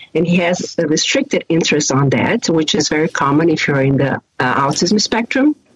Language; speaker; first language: English; non-native, fluent; Portuguese